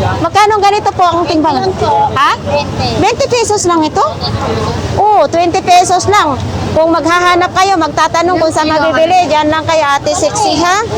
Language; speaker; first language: Filipino; non-native, local second language; Cebuano